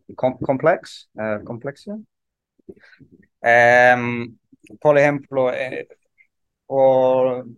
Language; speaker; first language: Spanish; non-native, learner; English